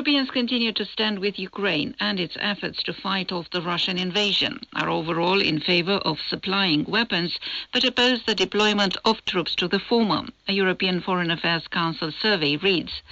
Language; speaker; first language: English; non-native, fluent; Romanian